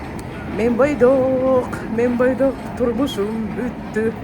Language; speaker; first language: Kyrgyz; native; Kyrgyz